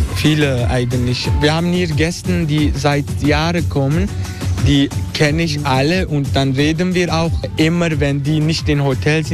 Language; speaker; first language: German; non-native, fluent; Turkish